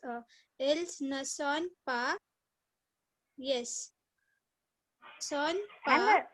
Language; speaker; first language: French; non-native, learner; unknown